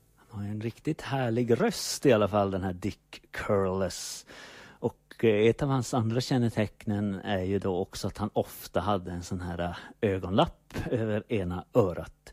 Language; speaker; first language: Swedish; native; Swedish